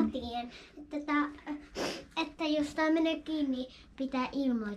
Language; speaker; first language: Finnish; early bilingual, other home language; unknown